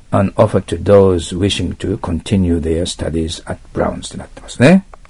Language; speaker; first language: English; non-native, fluent; Japanese